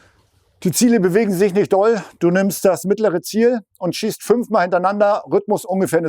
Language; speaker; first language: German; native; German